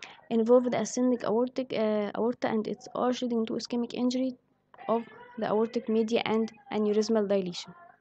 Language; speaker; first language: English; non-native, fluent; Arabic